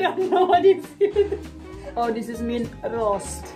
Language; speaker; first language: English; non-native, learner; Indonesian